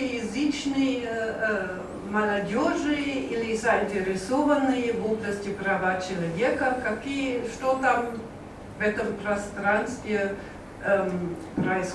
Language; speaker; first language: Russian; non-native, learner; German